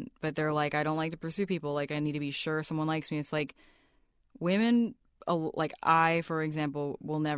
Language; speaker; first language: English; native; English